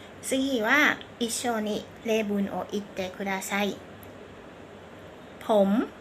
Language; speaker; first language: Japanese; non-native, fluent; Thai